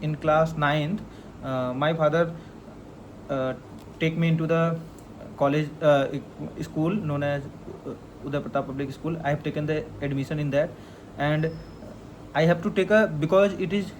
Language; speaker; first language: English; non-native, learner; Hindi